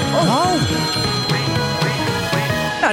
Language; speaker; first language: Dutch; native; Dutch